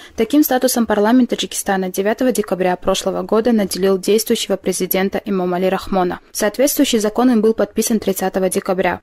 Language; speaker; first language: Russian; non-native, local second language; Tajik